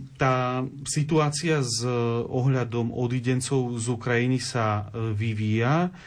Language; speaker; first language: Slovak; native; Slovak